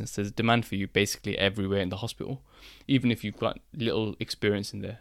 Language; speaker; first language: English; native; English